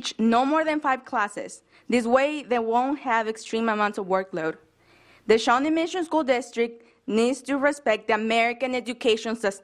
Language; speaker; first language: English; non-native, fluent; Spanish